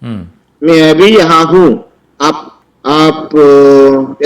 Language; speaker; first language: Hindi; non-native, learner; Telugu